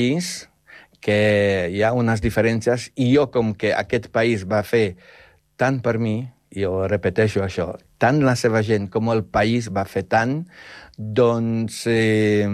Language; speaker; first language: Catalan; non-native, fluent; Polish